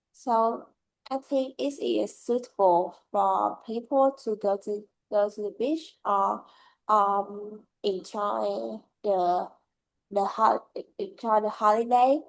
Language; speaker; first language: English; non-native, learner; Vietnamese